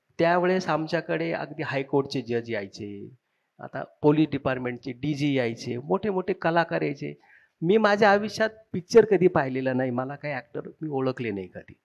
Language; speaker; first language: Marathi; native; Marathi